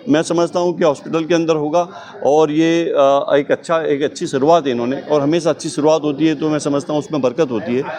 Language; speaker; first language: Hindi; non-native, local second language; Gujarati